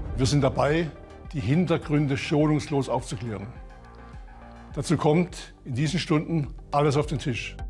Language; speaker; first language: German; native; German